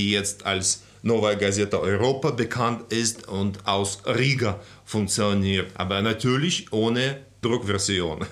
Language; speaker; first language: German; non-native, fluent; Russian